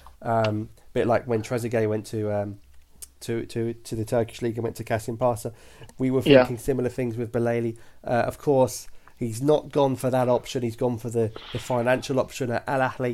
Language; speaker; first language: English; native; English